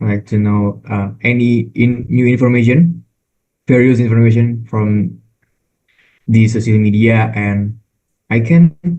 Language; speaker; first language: English; non-native, learner; Indonesian